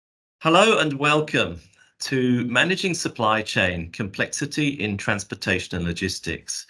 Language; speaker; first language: English; native; English